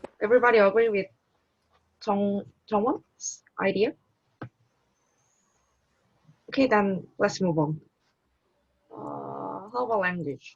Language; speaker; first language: English; non-native, learner; Korean